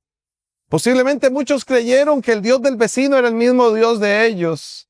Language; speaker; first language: Spanish; native; Spanish